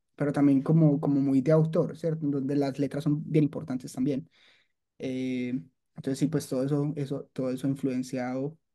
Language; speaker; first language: Spanish; native; Spanish